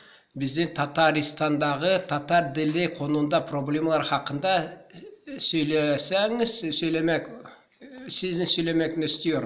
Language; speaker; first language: Turkish; non-native, learner; Tatar